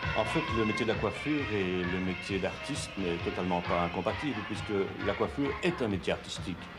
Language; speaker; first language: French; native; French